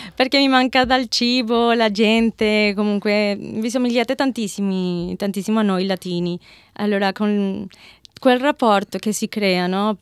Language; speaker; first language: Italian; non-native, fluent; Spanish